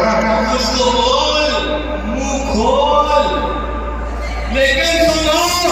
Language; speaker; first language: Urdu; native; Urdu